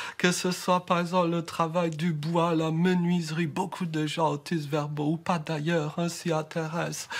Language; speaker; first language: French; native; French